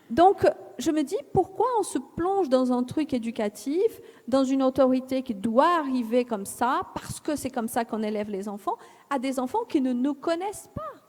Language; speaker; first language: French; non-native, fluent; Portuguese